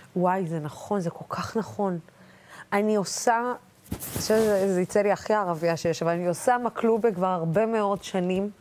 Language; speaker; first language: Hebrew; non-native, local second language; Arabic